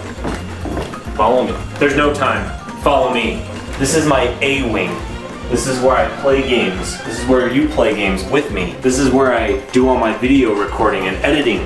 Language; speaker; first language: English; native; English